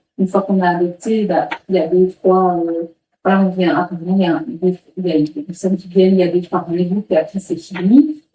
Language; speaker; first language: French; early bilingual, other home language; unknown